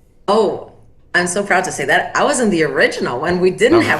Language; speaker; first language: English; non-native, fluent; Portuguese